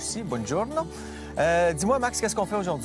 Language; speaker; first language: French; native; French